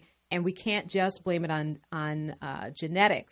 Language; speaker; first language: English; native; English